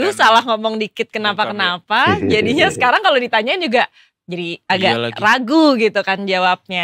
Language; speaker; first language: Indonesian; native; Indonesian